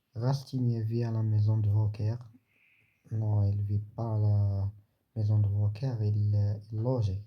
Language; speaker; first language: French; non-native, local second language; Arabic